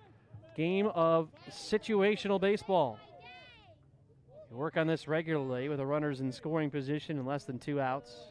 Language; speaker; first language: English; native; English